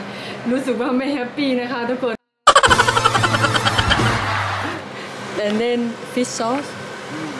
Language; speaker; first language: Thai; non-native, local second language; Northeastern Thai